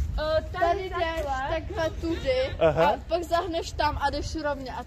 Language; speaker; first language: Czech; native; Czech